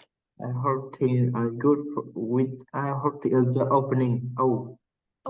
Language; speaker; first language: English; non-native, learner; Vietnamese